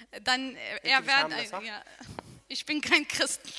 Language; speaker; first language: German; non-native, learner; Arabic